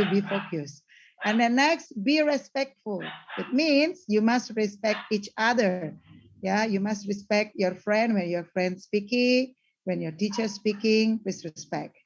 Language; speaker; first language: English; non-native, learner; Indonesian